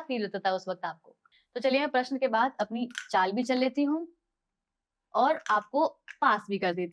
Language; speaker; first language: Hindi; native; Hindi